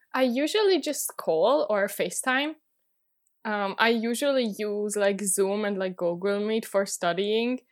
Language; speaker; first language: English; non-native, fluent; Hungarian